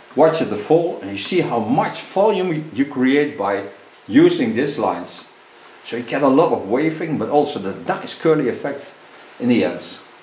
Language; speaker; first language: English; non-native, fluent; Dutch